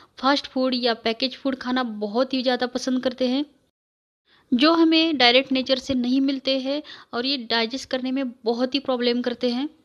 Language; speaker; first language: Hindi; non-native, local second language; Marathi